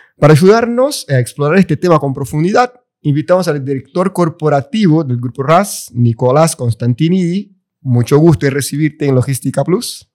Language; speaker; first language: Spanish; non-native, fluent; Portuguese